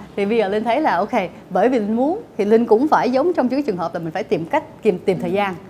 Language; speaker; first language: Vietnamese; early bilingual, heritage; Vietnamese